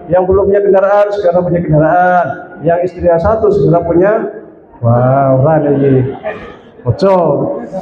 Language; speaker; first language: Indonesian; native; Indonesian